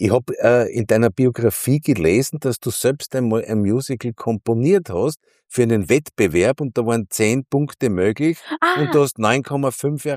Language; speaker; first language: German; native; German